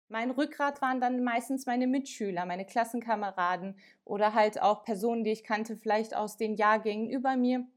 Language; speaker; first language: German; early bilingual, other home language; Turkish